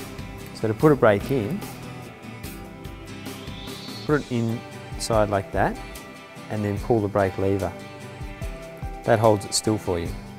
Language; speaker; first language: English; native; English